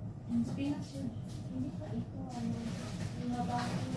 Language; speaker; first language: Filipino; non-native, learner; Indonesian